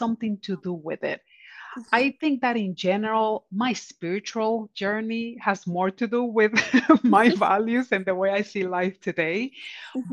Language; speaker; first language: English; non-native, fluent; Spanish